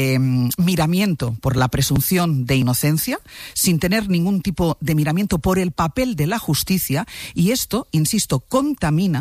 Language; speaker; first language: Spanish; native; Spanish